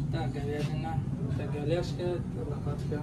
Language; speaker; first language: Russian; non-native, learner; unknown